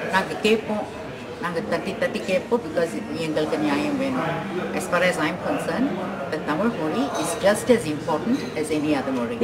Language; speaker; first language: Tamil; early bilingual, heritage; Tamil